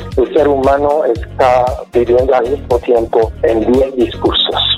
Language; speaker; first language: Spanish; non-native, fluent; Persian